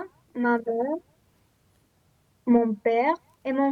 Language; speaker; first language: French; non-native, learner; Romanian